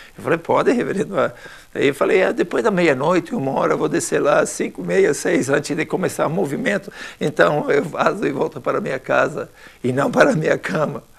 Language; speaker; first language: Portuguese; non-native, fluent; English